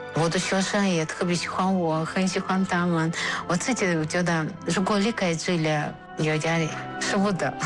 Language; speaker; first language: Chinese; non-native, fluent; Russian